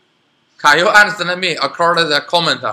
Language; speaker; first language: English; non-native, learner; Chinese